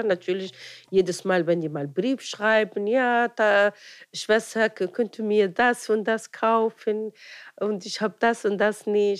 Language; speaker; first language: German; non-native, fluent; Arabic